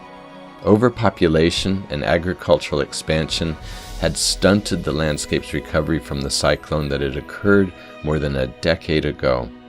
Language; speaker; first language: English; native; English